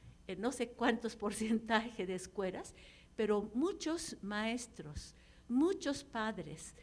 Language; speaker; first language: Spanish; non-native, fluent; Japanese